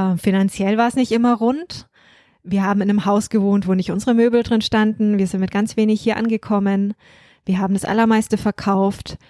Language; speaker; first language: German; native; German